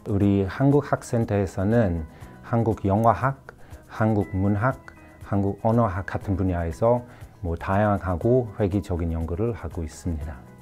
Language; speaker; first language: Korean; non-native, fluent; English